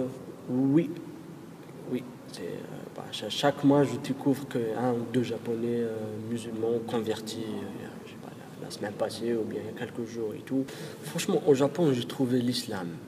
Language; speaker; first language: French; non-native, local second language; Arabic